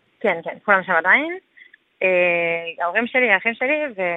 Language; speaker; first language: Hebrew; non-native, fluent; French